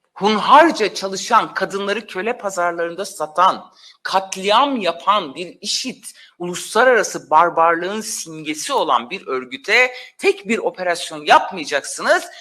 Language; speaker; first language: Turkish; non-native, local second language; Kurdish